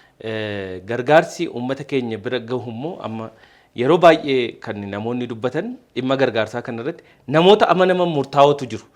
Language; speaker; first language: Oromo; native; Oromo